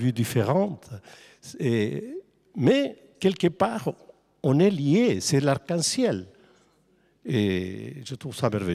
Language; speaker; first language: French; non-native, fluent; Spanish